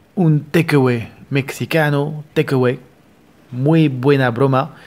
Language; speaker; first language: Spanish; non-native, fluent; French